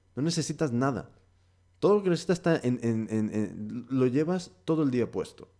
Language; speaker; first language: Spanish; early bilingual, heritage; Spanish